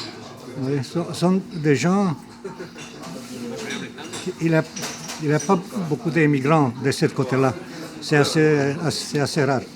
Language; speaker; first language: French; non-native, fluent; Romanian